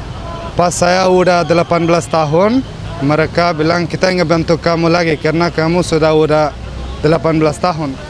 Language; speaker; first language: Indonesian; early bilingual, other home language; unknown